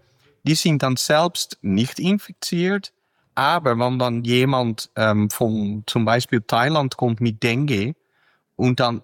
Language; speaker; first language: German; non-native, fluent; Dutch